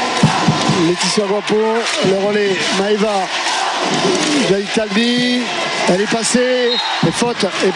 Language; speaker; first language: French; native; French